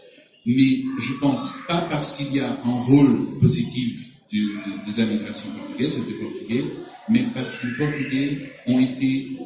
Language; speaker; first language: French; non-native, fluent; Portuguese